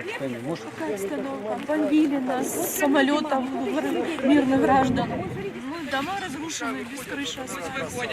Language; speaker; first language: Russian; native; Russian